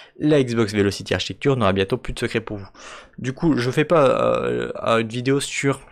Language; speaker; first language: French; native; French